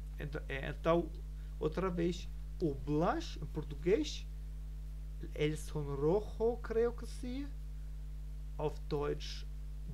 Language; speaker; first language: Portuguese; non-native, learner; German